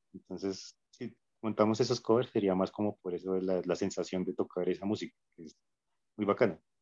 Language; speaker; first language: Spanish; native; Spanish